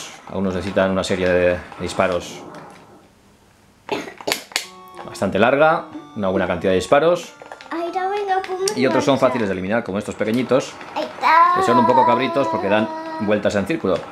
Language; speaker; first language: Spanish; native; Spanish